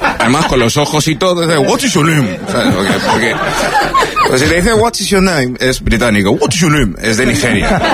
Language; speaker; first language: Spanish; early bilingual, other home language; English